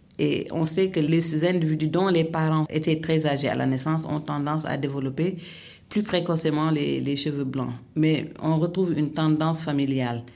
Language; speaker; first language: French; non-native, local second language; Wolof